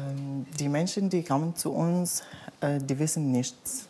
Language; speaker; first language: German; non-native, learner; Arabic